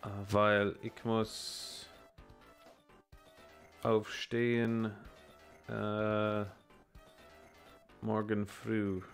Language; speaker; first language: German; non-native, learner; English